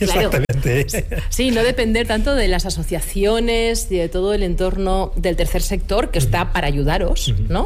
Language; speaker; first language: Spanish; native; Spanish